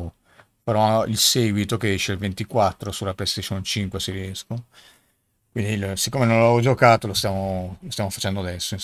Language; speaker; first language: Italian; native; Italian